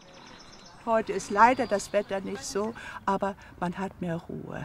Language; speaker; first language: German; native; German